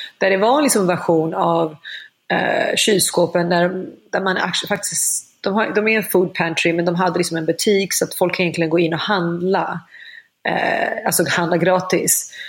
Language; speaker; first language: Swedish; native; Swedish